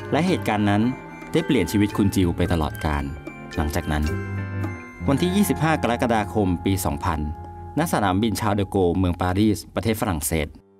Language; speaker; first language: Thai; native; Thai